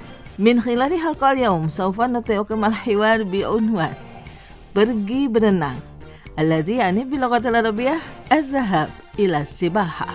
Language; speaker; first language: Arabic; non-native, fluent; Indonesian